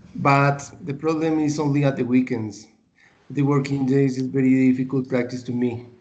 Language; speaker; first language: English; non-native, learner; Spanish